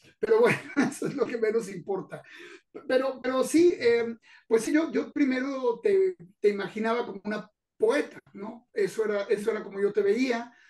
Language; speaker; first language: Spanish; native; Spanish